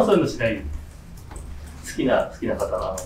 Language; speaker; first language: Japanese; native; Japanese